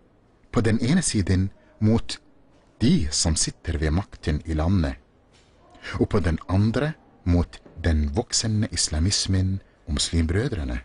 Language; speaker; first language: Norwegian; non-native, fluent; Arabic